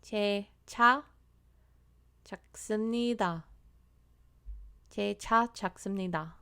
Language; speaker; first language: Korean; non-native, fluent; English